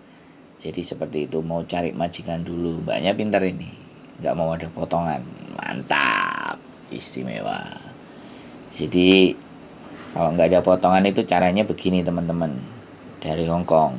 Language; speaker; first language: Indonesian; non-native, local second language; Javanese